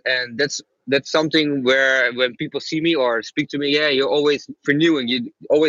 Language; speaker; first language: English; non-native, fluent; Dutch